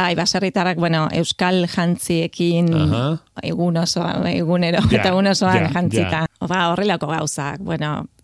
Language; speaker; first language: Basque; non-native, fluent; Spanish